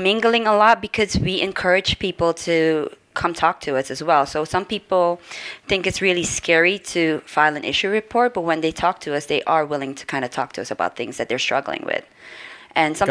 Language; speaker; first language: English; non-native, fluent; Dutch